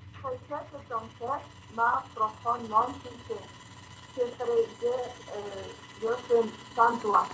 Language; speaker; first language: French; non-native, learner; Spanish